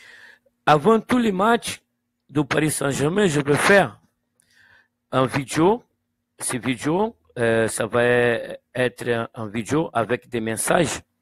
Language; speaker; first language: French; non-native, fluent; Portuguese